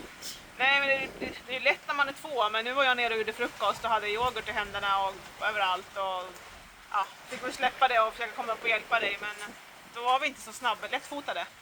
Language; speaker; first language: Swedish; native; Swedish